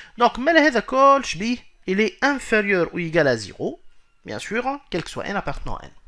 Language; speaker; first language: French; non-native, local second language; Arabic